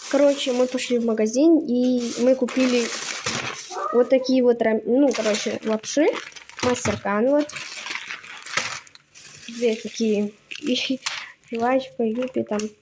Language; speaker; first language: Russian; non-native, local second language; Kazakh